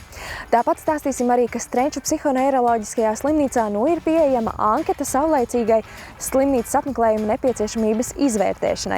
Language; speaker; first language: Latvian; native; Latvian